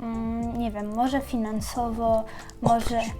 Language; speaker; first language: Polish; early bilingual, other home language; Ukrainian